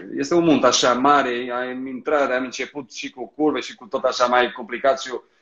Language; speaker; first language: Romanian; non-native, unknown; Portuguese